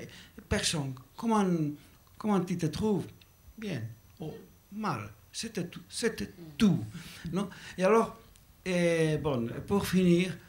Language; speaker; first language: French; non-native, learner; Basque